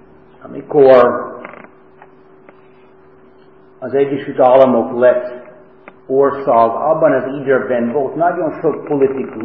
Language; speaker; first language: Hungarian; non-native, fluent; English